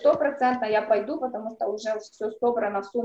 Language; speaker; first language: Russian; native; Russian